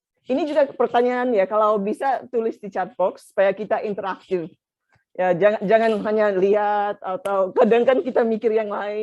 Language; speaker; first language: Indonesian; non-native, fluent; Japanese